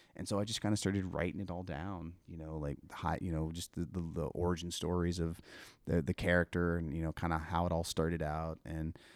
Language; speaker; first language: English; native; English